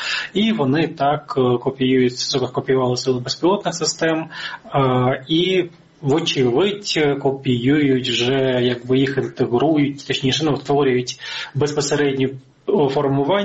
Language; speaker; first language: Ukrainian; native; Ukrainian